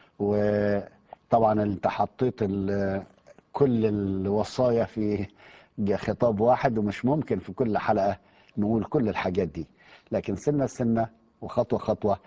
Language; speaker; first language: Arabic; native; Arabic